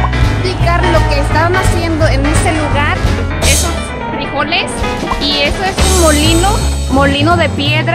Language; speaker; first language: Spanish; non-native, fluent; Korean